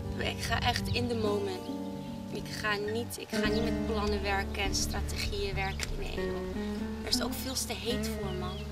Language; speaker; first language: Dutch; early bilingual, other home language; Arabic